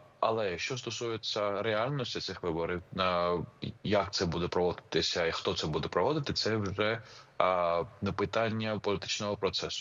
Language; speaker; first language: Ukrainian; non-native, fluent; Georgian